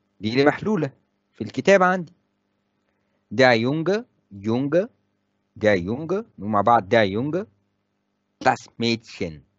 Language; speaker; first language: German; non-native, fluent; Arabic